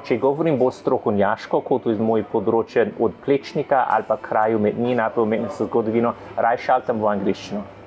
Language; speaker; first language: Slovenian; non-native, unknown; English